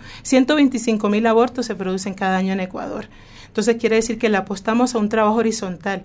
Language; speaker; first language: Spanish; native; Spanish